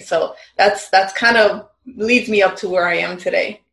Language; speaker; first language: English; early bilingual, other home language; Spanish